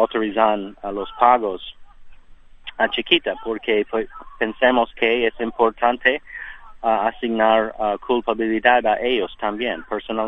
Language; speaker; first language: Spanish; non-native, learner; English